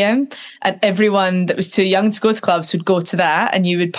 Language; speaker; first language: English; native; English